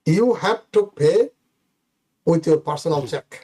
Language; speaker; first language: English; non-native, fluent; Bangla